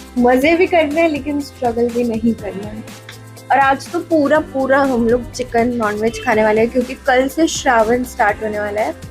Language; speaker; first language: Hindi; native; Hindi